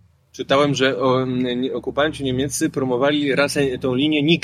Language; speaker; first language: Polish; native; Polish